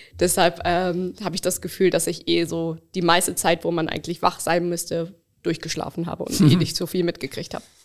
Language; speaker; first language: German; early bilingual, other home language; Bangla